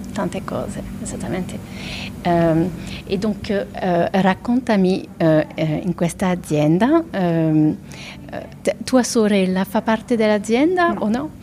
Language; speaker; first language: Italian; non-native, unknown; French